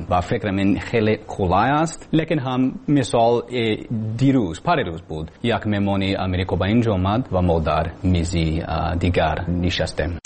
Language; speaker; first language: Persian; non-native, learner; English